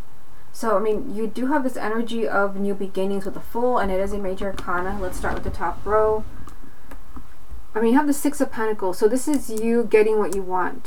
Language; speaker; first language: English; native; English